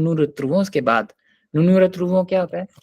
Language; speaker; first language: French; non-native, fluent; Hindi